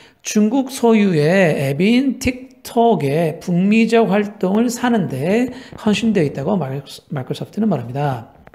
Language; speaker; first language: Korean; native; Korean